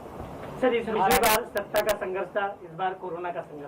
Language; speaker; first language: Hindi; non-native, local second language; Marathi